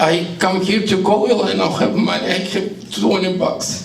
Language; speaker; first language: English; non-native, learner; Estonian